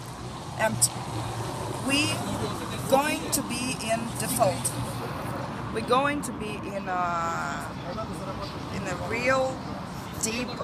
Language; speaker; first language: English; non-native, learner; Russian